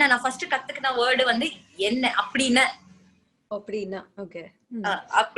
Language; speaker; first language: Tamil; non-native, fluent; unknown